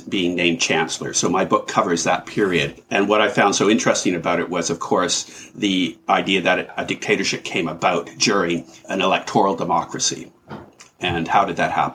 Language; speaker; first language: English; native; English